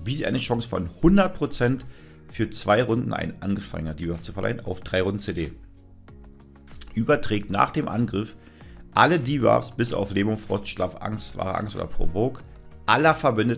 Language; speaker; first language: German; native; German